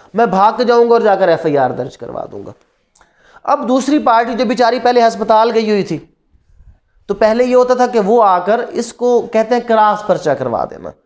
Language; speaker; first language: Urdu; non-native, local second language; Punjabi